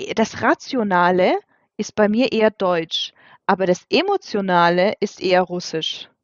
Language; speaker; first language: German; early bilingual, other home language; Russian